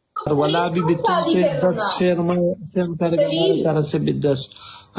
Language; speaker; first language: Hindi; non-native, learner; Pashto